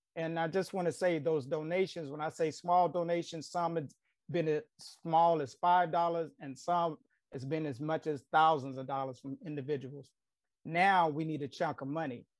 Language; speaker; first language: English; native; English